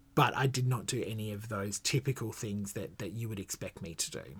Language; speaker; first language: English; native; English